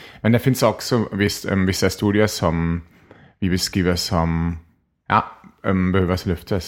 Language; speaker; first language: Swedish; non-native, fluent; German